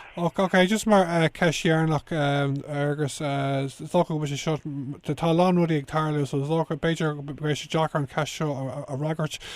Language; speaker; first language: Irish; native; Irish